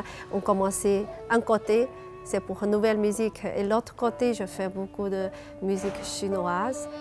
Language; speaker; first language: French; non-native, learner; Chinese